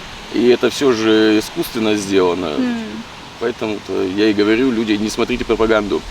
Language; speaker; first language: Russian; native; Russian